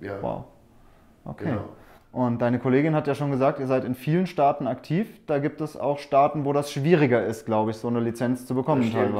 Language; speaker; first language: German; native; German